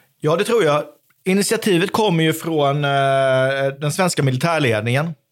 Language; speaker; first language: Swedish; native; Swedish